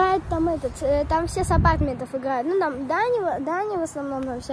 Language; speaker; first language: Russian; early bilingual, heritage; Russian